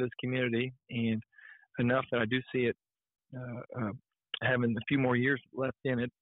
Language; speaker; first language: English; native; English